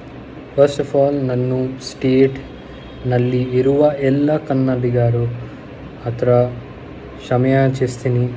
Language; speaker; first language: Kannada; non-native, local second language; Hindi